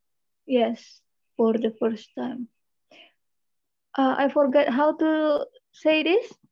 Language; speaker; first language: English; non-native, learner; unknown